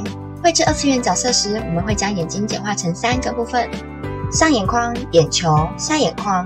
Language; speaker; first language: Chinese; native; Chinese